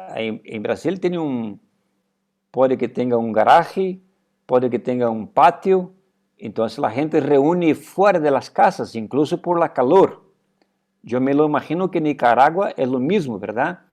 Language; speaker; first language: Spanish; non-native, fluent; Portuguese